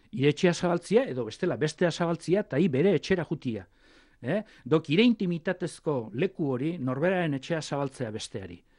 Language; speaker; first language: Basque; native; Basque